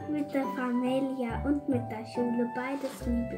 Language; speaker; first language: German; early bilingual, other home language; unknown